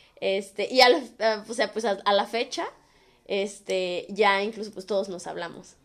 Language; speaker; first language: Spanish; native; Spanish